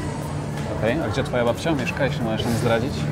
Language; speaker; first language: Polish; native; Polish